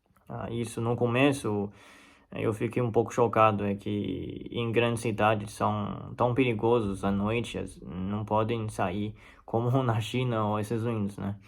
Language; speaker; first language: Portuguese; non-native, fluent; Chinese